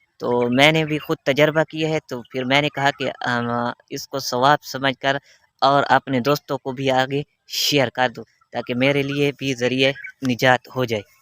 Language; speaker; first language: Urdu; non-native, local second language; Baluchi